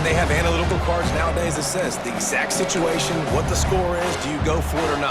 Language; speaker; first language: English; native; English